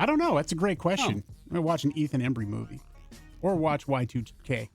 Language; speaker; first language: English; native; English